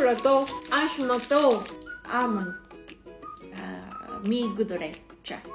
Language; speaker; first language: Lithuanian; non-native, learner; Japanese